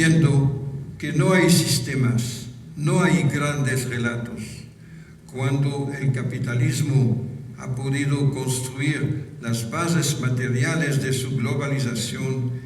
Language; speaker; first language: Spanish; non-native, fluent; French